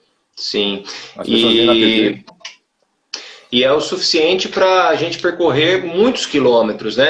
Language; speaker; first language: Portuguese; native; Portuguese